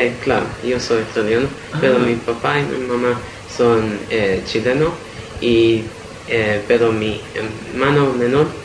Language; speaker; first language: Spanish; early bilingual, heritage; Spanish